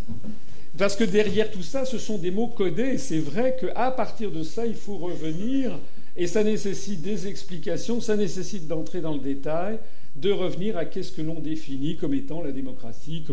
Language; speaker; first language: French; native; French